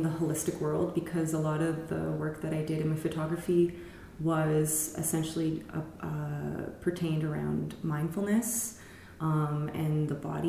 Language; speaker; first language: English; native; English